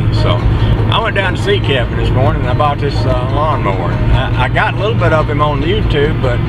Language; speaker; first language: English; native; English